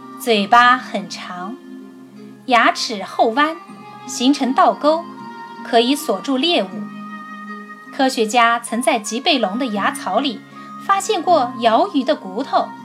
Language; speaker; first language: Chinese; native; Chinese